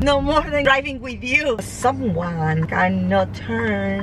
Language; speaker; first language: English; non-native, learner; Spanish